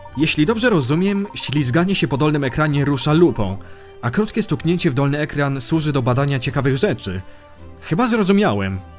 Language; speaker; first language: Polish; early bilingual, heritage; Polish